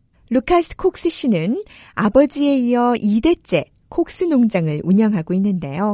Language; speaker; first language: Korean; native; Korean